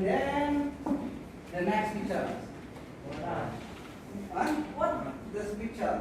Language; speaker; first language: English; non-native, learner; Indonesian